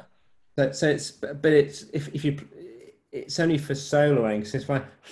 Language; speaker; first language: English; native; English